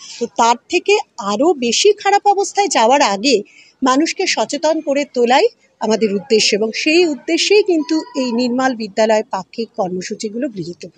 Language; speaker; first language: Bangla; native; Bangla